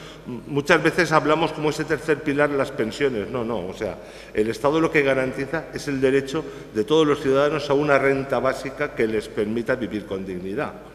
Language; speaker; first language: Spanish; native; Spanish